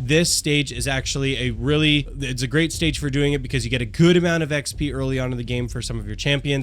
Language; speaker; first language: English; native; English